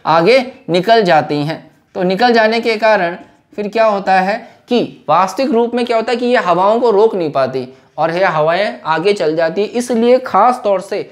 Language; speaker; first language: Hindi; native; Hindi